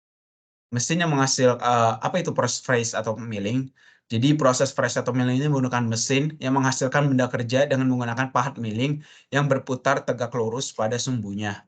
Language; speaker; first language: Indonesian; native; Indonesian